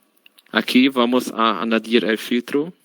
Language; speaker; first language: Spanish; non-native, learner; German